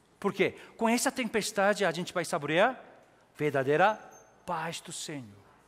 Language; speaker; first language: Portuguese; non-native, fluent; Korean